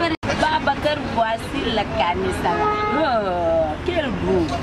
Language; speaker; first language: French; non-native, learner; Wolof